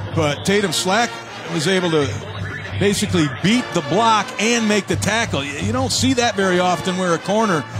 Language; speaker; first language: English; native; English